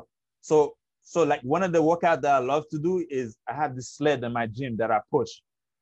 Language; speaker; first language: English; early bilingual, other home language; Haitian Creole